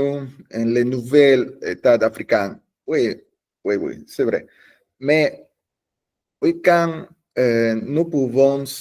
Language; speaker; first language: French; non-native, learner; Spanish